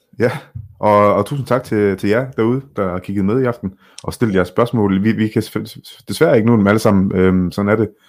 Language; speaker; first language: Danish; early bilingual, other home language; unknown